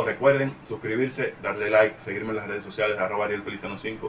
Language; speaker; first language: Spanish; native; Spanish